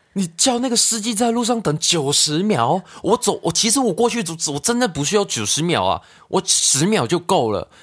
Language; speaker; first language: Chinese; non-native, local second language; Cantonese